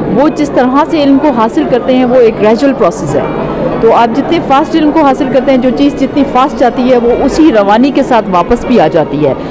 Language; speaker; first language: Urdu; native; Urdu